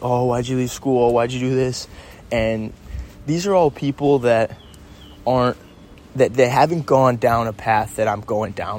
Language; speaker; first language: English; native; English